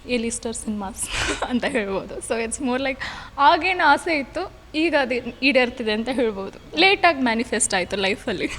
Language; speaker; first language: Kannada; native; Kannada